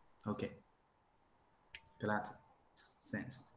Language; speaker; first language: English; non-native, learner; Chinese